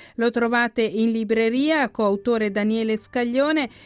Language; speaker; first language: Italian; native; Italian